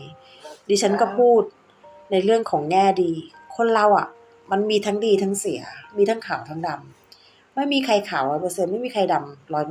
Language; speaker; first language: Thai; native; Thai